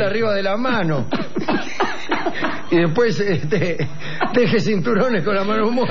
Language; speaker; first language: Spanish; native; Spanish